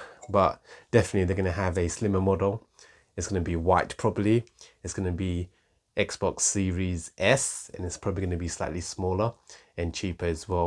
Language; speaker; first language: English; native; English